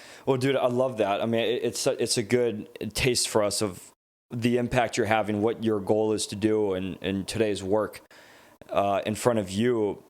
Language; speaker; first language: English; native; English